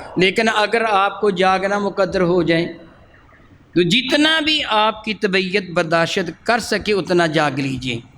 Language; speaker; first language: Urdu; non-native, local second language; Punjabi